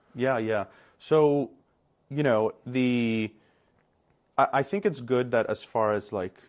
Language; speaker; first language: English; non-native, fluent; Greek